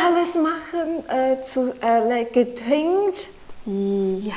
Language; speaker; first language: German; non-native, learner; English